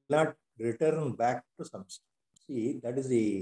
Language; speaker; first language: English; non-native, local second language; Kannada